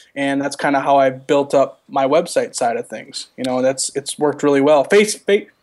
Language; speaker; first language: English; native; English